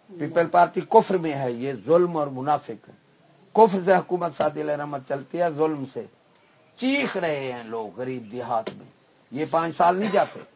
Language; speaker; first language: Urdu; non-native, local second language; Punjabi